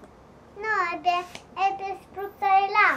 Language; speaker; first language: Italian; early bilingual, heritage; Italian